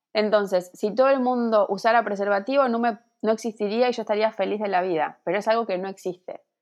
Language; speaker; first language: Spanish; native; Spanish